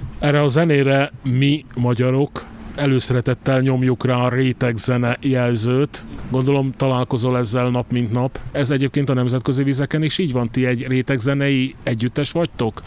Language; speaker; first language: Hungarian; native; Hungarian